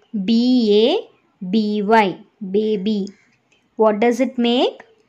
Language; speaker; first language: English; non-native, local second language; Tamil